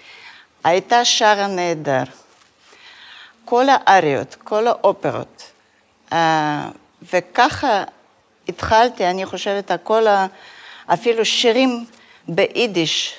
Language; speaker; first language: Hebrew; non-native, fluent; Russian